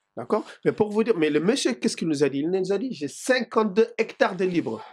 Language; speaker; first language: French; non-native, local second language; Fula